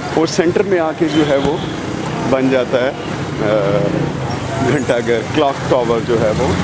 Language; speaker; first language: Urdu; non-native, local second language; Punjabi